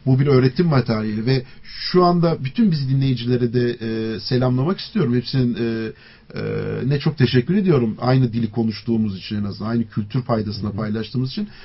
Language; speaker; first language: Turkish; native; Turkish